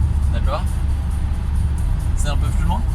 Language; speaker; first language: French; native; French